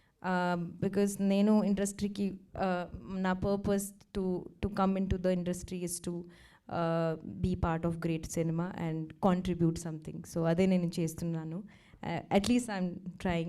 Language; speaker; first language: Telugu; non-native, fluent; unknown